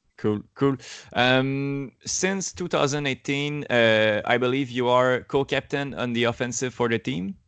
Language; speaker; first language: English; non-native, learner; French